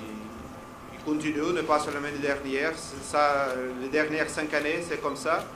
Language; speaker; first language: French; non-native, fluent; Portuguese